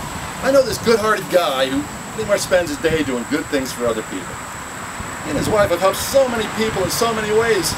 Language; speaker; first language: English; native; English